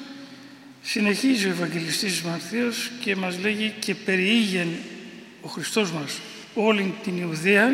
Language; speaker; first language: Greek; native; Greek